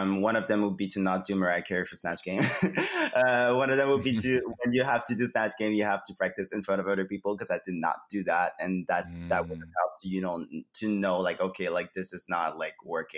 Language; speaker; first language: English; native; English